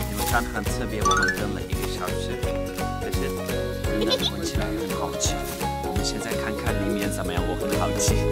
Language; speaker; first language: Chinese; non-native, fluent; Turkish